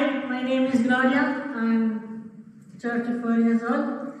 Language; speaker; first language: English; non-native, learner; Italian